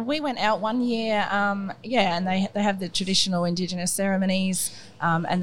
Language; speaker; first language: English; native; English